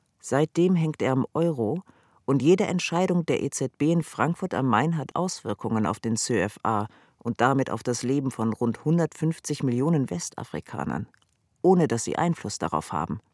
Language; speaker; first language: German; native; German